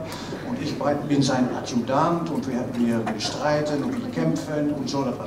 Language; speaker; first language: German; non-native, fluent; Dutch